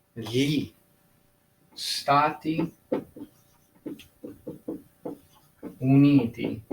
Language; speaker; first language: Italian; non-native, fluent; English